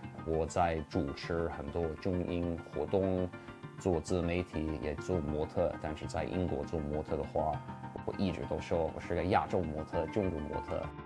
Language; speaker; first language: Chinese; early bilingual, heritage; Chinese